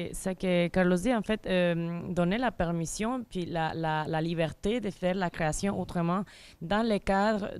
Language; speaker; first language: French; native; French